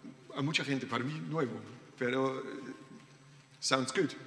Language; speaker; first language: Spanish; non-native, learner; German